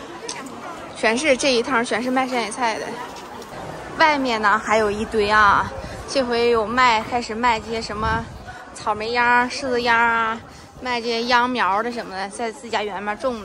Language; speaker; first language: Chinese; native; Chinese